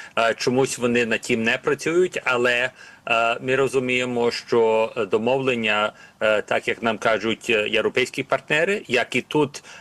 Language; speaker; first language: Ukrainian; early bilingual, heritage; Ukrainian